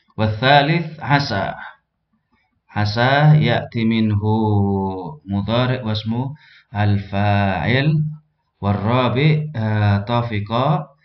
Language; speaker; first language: Arabic; non-native, fluent; Indonesian